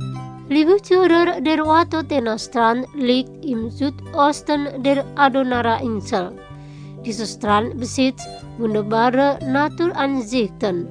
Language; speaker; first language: German; non-native, fluent; Indonesian